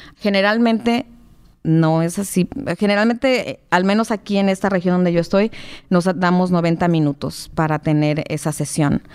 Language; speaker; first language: Spanish; native; Spanish